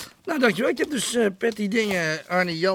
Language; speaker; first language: Dutch; native; Dutch